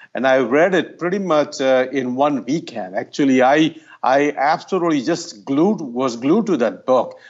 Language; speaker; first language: English; non-native, local second language; Gujarati